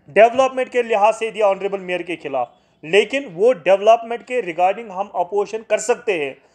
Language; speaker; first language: Hindi; non-native, local second language; Kashmiri